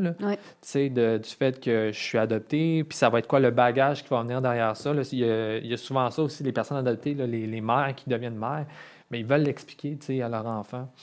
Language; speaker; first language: French; native; French